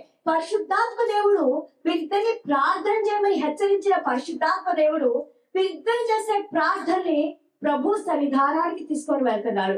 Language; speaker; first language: Telugu; native; Telugu